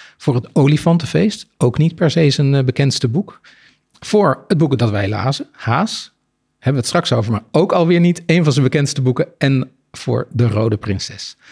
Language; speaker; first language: Dutch; native; Dutch